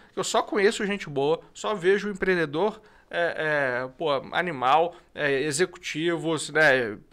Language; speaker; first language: Portuguese; native; Portuguese